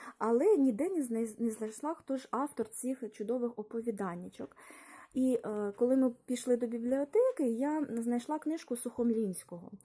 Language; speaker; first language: Ukrainian; non-native, local second language; Russian